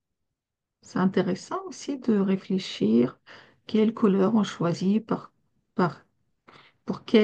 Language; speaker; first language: French; non-native, fluent; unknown